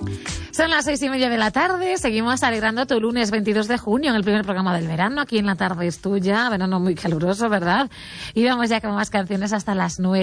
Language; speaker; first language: Spanish; native; Spanish